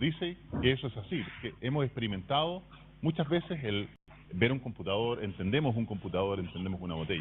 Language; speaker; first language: Spanish; native; Spanish